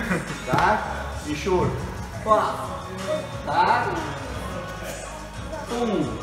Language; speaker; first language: Russian; non-native, learner; Portuguese